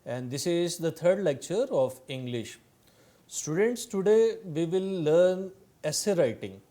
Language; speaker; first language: English; non-native, local second language; Urdu